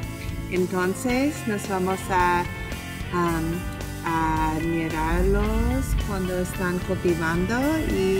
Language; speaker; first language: Spanish; non-native, learner; English